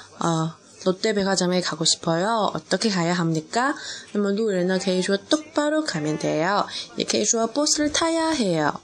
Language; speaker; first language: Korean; non-native, fluent; Chinese